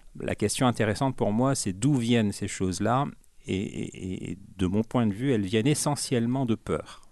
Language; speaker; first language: French; native; French